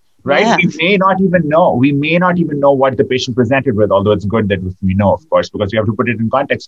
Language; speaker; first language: English; non-native, local second language; Urdu